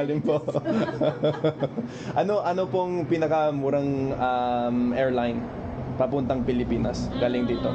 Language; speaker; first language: Filipino; non-native, fluent; English